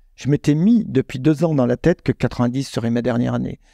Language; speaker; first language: French; native; French